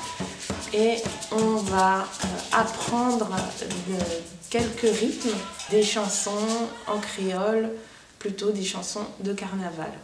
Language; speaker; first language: French; native; French